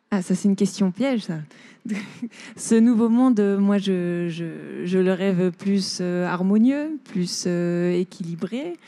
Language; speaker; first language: French; native; French